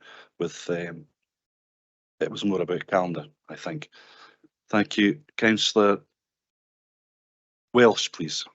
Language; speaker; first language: English; native; English